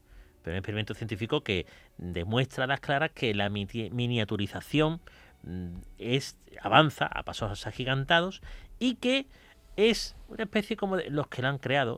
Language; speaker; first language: Spanish; native; Spanish